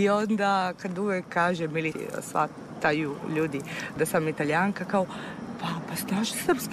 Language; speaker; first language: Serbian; non-native, fluent; Italian